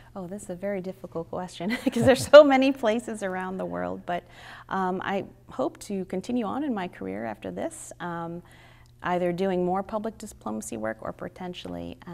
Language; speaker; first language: English; native; English